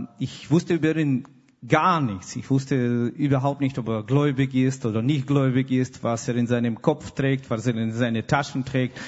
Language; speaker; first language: German; non-native, fluent; Russian